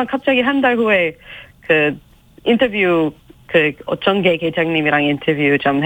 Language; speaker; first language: Korean; non-native, learner; English